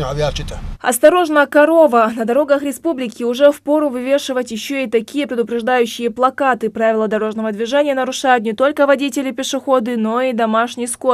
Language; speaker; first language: Russian; native; Russian